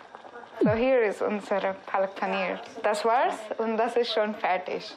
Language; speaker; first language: German; non-native, fluent; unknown